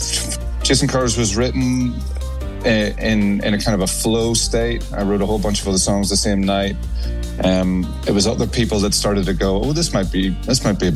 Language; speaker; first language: English; native; English